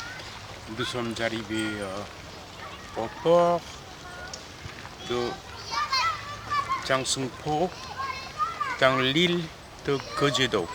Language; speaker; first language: French; non-native, fluent; Korean